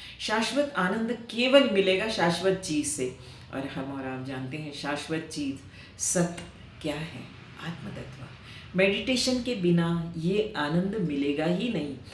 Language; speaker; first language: Hindi; non-native, local second language; Marathi